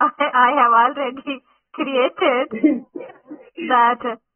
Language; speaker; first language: English; non-native, local second language; Urdu